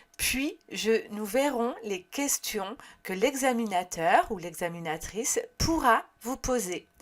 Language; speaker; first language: French; native; French